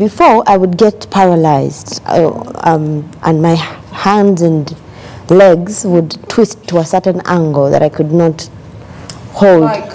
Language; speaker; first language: English; non-native, local second language; Ganda